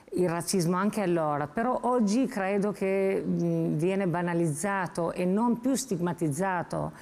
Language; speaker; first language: Italian; non-native, fluent; Albanian